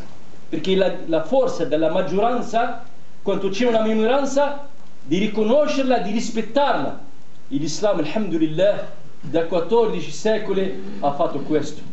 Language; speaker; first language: Italian; non-native, fluent; Arabic